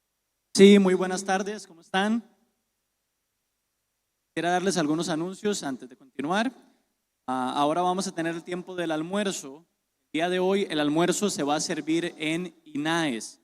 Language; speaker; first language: Spanish; native; Spanish